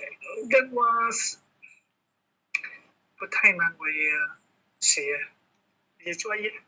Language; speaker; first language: Chinese; non-native, learner; Khmer